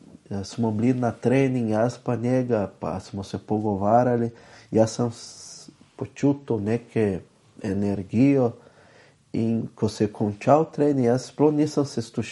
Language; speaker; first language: Slovenian; non-native, fluent; Portuguese